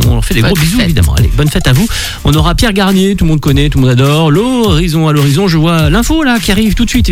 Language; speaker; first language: French; native; French